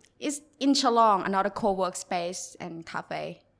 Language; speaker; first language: English; non-native, learner; Thai